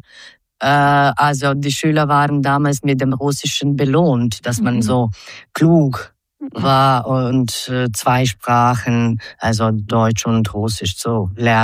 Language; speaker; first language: German; non-native, fluent; Croatian